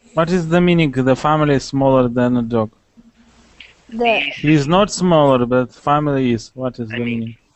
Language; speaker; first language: English; non-native, learner; Romanian